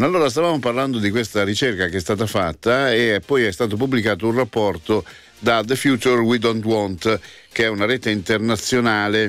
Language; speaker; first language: Italian; native; Italian